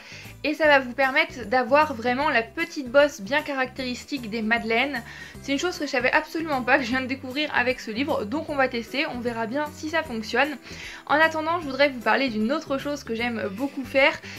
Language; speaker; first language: French; native; French